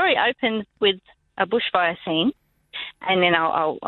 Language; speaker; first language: English; native; English